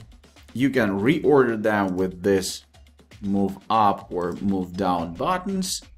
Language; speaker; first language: English; non-native, fluent; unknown